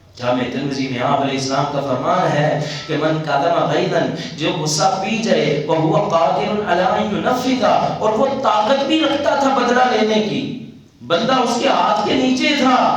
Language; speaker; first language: Urdu; non-native, local second language; Punjabi